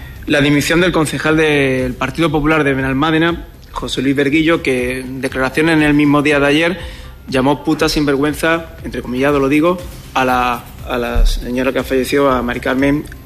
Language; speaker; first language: Spanish; native; Spanish